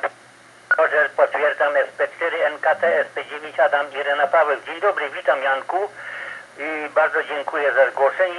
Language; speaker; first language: Polish; native; Polish